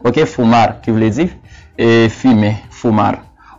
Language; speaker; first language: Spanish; non-native, learner; Haitian Creole